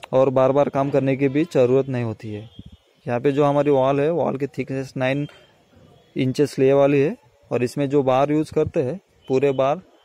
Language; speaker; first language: Hindi; non-native, local second language; Marathi